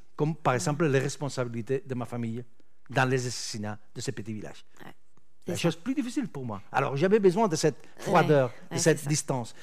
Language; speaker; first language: French; non-native, fluent; Spanish